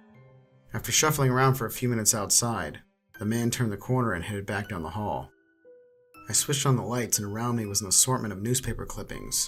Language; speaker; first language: English; native; English